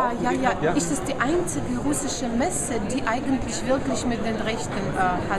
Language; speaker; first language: German; non-native, fluent; Russian